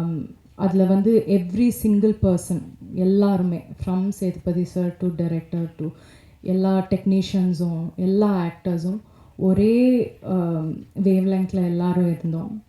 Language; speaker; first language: Tamil; non-native, local second language; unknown